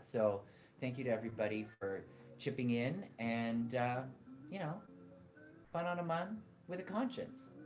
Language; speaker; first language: English; native; English